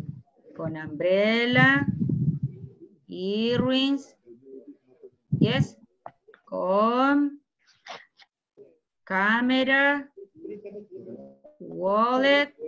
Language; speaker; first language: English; non-native, fluent; Spanish